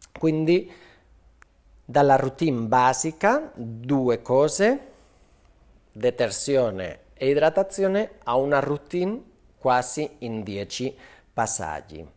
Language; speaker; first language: Italian; non-native, fluent; Spanish